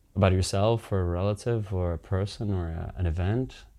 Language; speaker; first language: English; early bilingual, heritage; Finnish